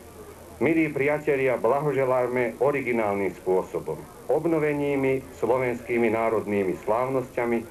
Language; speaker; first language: Slovak; native; Slovak